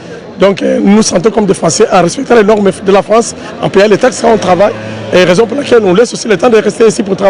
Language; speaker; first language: French; non-native, local second language; Haitian Creole